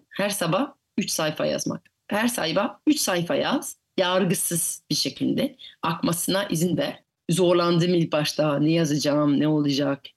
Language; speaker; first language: Turkish; non-native, fluent; French